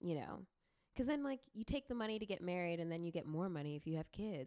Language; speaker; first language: English; native; English